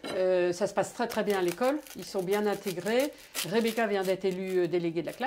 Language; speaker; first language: French; native; French